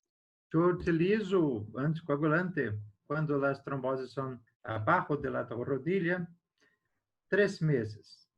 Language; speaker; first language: Spanish; non-native, learner; Portuguese